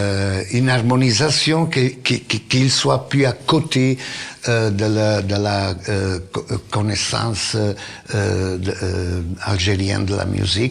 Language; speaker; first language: French; non-native, fluent; Italian